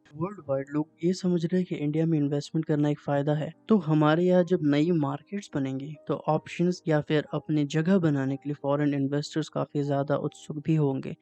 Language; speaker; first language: Hindi; native; Hindi